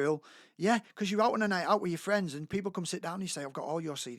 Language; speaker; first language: English; native; English